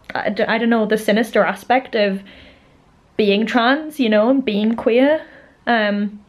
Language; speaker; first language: English; native; English